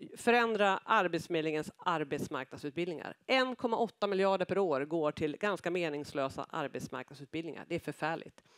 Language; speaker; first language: Swedish; native; Swedish